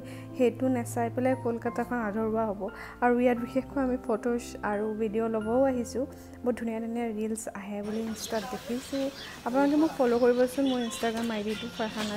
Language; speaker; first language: Hindi; non-native, local second language; Assamese